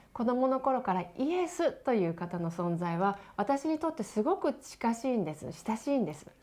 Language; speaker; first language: Japanese; native; Japanese